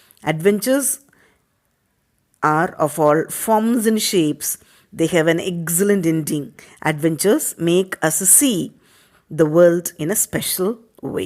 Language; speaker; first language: English; non-native, local second language; Tamil